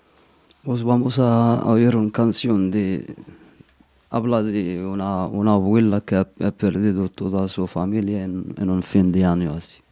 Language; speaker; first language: Spanish; non-native, fluent; Berber languages